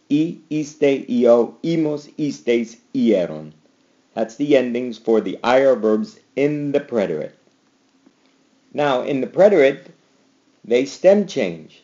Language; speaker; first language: English; native; English